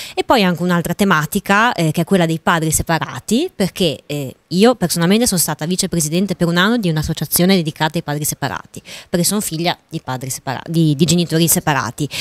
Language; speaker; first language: Italian; early bilingual, other home language; Arabic